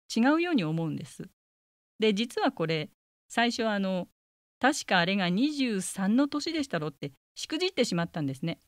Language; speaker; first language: Japanese; native; Japanese